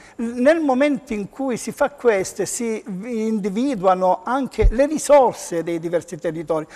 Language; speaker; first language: Italian; native; Italian